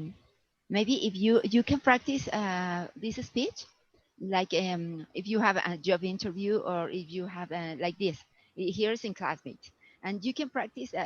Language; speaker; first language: English; non-native, fluent; Spanish